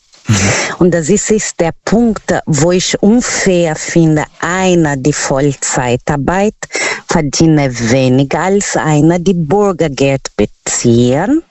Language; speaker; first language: German; non-native, learner; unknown